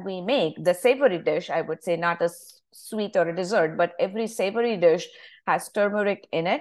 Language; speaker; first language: English; non-native, local second language; Marathi